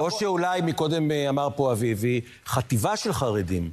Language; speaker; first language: Hebrew; native; Hebrew